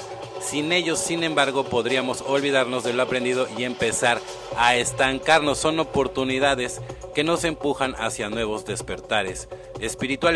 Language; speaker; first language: Spanish; native; Spanish